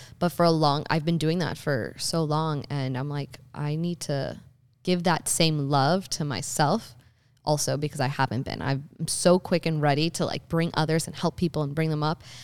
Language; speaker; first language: English; native; English